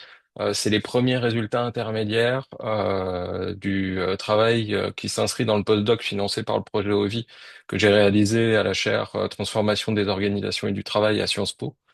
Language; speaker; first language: French; native; French